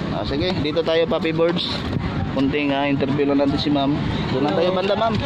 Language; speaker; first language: Filipino; non-native, local second language; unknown